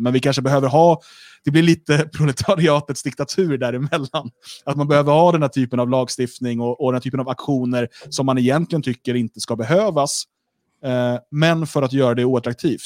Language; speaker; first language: Swedish; native; Swedish